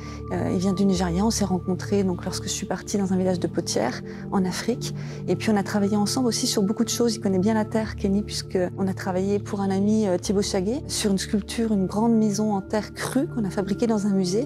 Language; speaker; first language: French; native; French